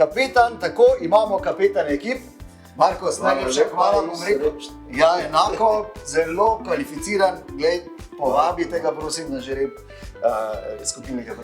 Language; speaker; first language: Slovenian; native; Slovenian